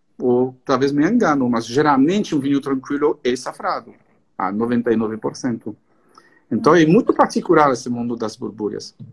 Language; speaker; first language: Portuguese; non-native, fluent; French